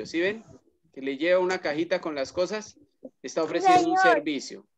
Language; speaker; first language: Spanish; native; Spanish